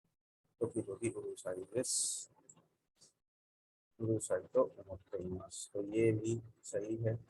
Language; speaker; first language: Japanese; non-native, fluent; Urdu